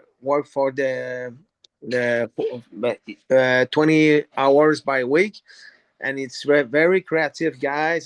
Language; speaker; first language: English; non-native, learner; French